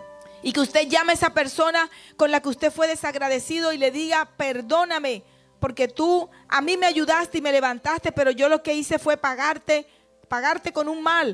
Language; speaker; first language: Spanish; native; Spanish